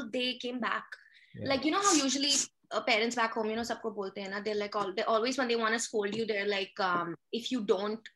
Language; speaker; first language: English; non-native, local second language; Hindi